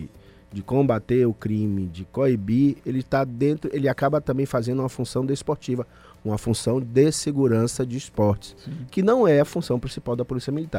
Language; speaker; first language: Portuguese; native; Portuguese